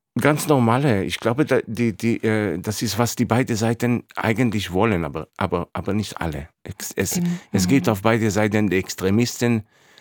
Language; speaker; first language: German; non-native, fluent; Hebrew